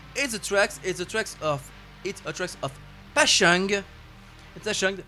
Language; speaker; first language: English; non-native, learner; French